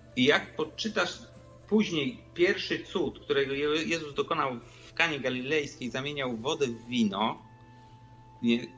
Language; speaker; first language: Polish; native; Polish